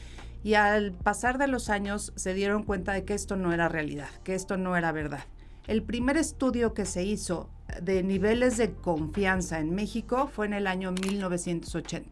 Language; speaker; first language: Spanish; native; Spanish